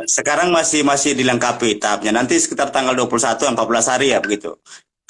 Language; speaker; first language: Indonesian; native; Indonesian